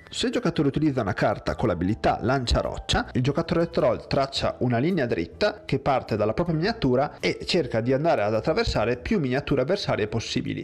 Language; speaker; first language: Italian; native; Italian